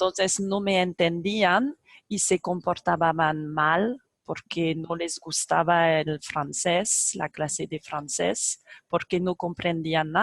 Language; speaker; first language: Spanish; non-native, fluent; French